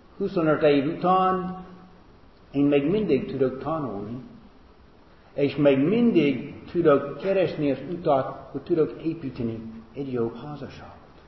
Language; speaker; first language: Hungarian; non-native, fluent; English